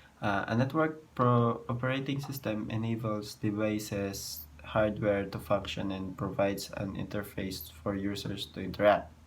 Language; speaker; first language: English; non-native, local second language; Filipino